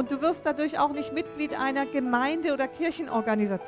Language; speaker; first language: German; native; German